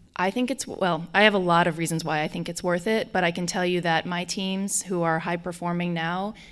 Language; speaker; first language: English; native; English